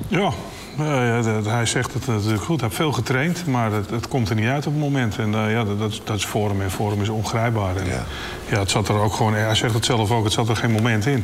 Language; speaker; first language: Dutch; native; Dutch